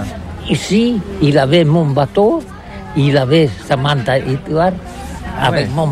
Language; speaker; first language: French; non-native, learner; Catalan